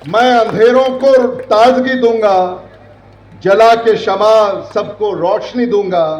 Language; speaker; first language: Hindi; non-native, local second language; Marathi